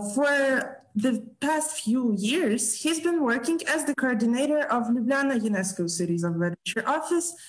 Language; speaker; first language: English; non-native, fluent; Ukrainian